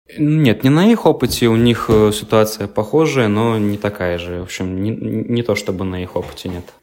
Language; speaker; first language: Russian; native; Russian